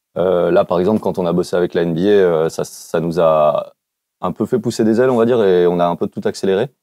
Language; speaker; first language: French; native; French